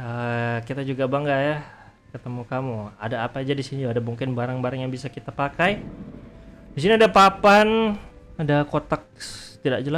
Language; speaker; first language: Indonesian; native; Indonesian